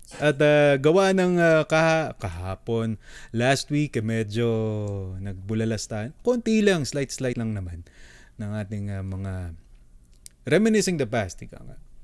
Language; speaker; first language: Filipino; native; Filipino